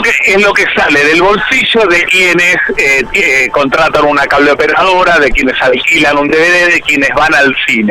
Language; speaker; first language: Spanish; native; Spanish